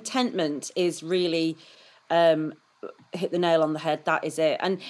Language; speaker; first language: English; native; English